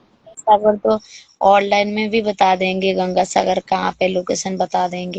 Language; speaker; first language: Hindi; non-native, local second language; Bangla